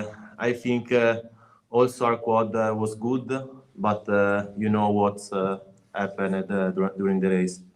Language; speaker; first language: English; non-native, learner; Italian